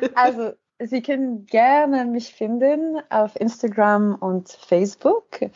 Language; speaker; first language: German; non-native, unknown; French